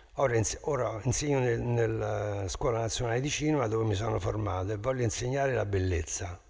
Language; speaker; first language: Italian; native; Italian